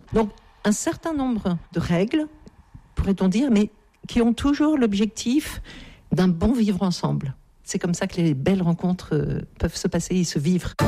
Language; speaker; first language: French; native; French